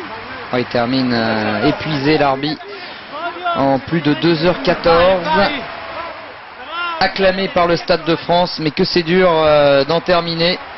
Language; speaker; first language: French; native; French